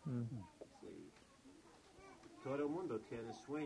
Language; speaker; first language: Spanish; non-native, fluent; English